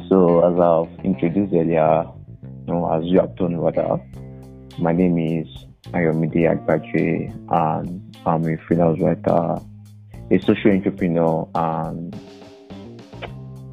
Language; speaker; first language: English; non-native, local second language; Yoruba